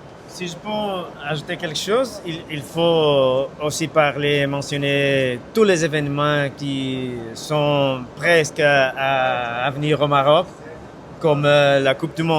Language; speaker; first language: French; non-native, fluent; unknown